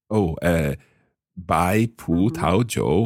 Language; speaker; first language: Chinese; non-native, learner; English